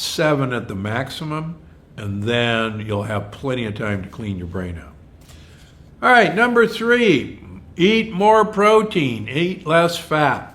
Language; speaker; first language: English; native; English